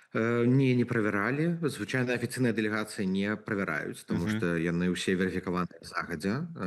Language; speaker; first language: Belarusian; native; Belarusian